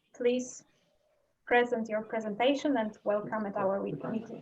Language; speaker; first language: English; non-native, fluent; Polish